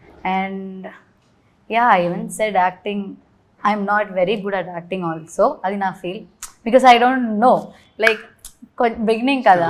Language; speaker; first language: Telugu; non-native, learner; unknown